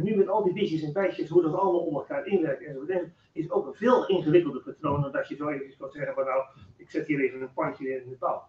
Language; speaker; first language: Dutch; native; Dutch